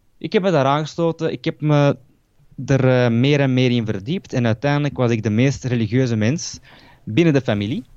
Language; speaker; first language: Dutch; early bilingual, other home language; Turkish